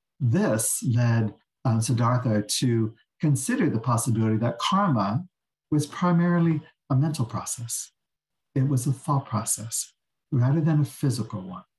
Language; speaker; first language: English; native; English